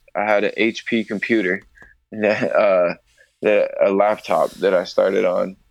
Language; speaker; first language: English; native; English